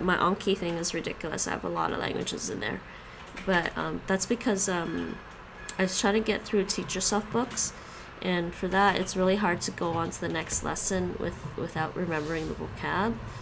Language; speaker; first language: English; native; English